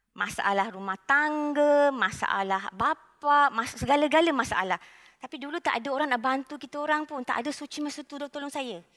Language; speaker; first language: Malay; non-native, local second language; Tamil